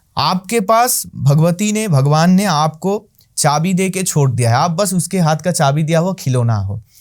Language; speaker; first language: Hindi; non-native, local second language; Bangla